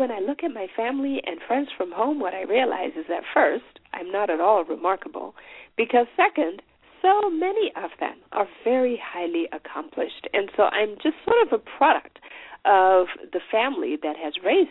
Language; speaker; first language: English; non-native, local second language; Shona